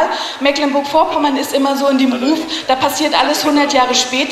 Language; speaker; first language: German; native; German